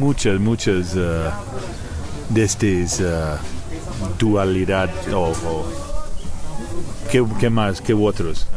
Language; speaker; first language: Spanish; non-native, learner; English